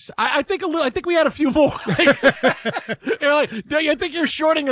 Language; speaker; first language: English; native; English